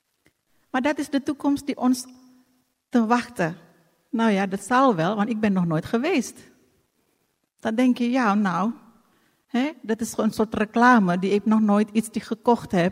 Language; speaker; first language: Dutch; non-native, fluent; Indonesian